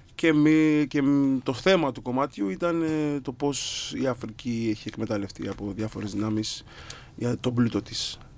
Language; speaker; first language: Greek; early bilingual, other home language; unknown